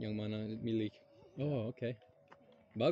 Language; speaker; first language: Indonesian; non-native, learner; English